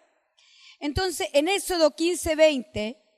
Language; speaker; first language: Spanish; native; Spanish